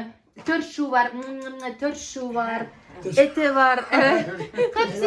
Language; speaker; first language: Turkish; non-native, learner; Russian